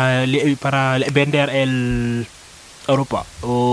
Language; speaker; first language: Spanish; non-native, learner; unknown